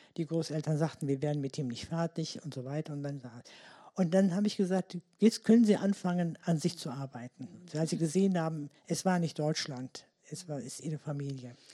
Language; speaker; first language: German; early bilingual, other home language; Turkish